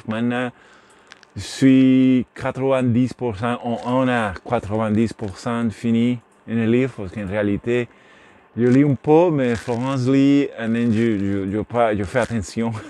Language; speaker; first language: French; non-native, learner; Spanish